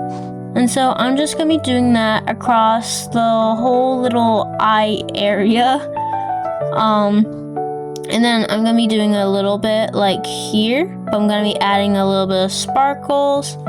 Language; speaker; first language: English; native; English